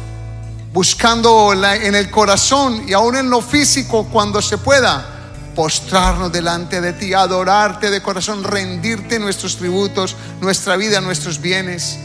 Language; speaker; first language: Spanish; native; Spanish